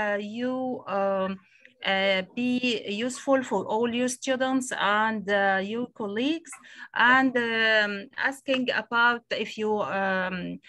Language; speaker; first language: English; non-native, local second language; Arabic